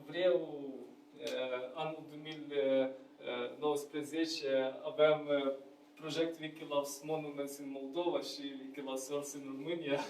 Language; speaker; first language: Romanian; non-native, learner; Ukrainian